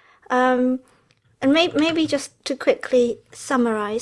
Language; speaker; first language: English; early bilingual, other home language; Japanese